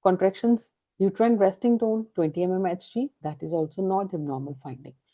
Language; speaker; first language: English; non-native, local second language; Punjabi